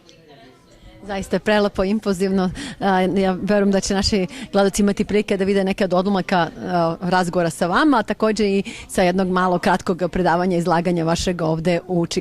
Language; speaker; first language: Bosnian; native; Bosnian